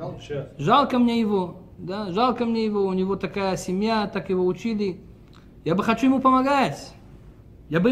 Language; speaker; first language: Russian; early bilingual, heritage; Russian